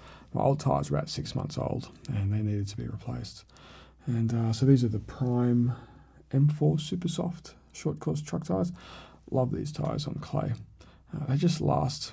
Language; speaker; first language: English; native; English